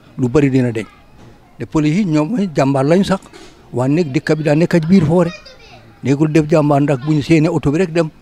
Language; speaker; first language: Wolof; native; Wolof